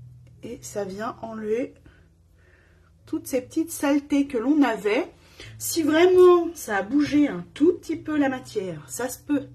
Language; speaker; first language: French; native; French